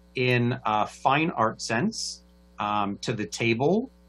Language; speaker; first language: English; native; English